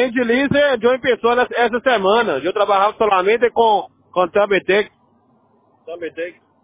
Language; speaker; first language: Spanish; non-native, learner; Portuguese